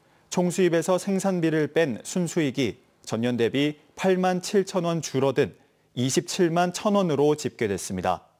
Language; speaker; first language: Korean; native; Korean